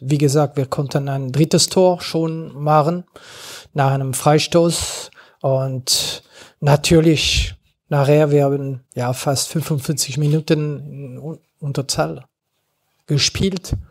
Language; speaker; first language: German; non-native, fluent; French